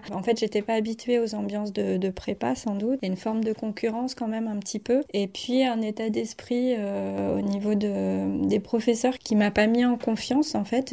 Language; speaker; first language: French; native; French